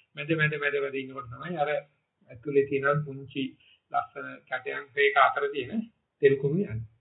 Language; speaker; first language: Sinhala; native; Sinhala